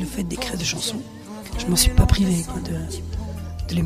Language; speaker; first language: French; non-native, fluent; Spanish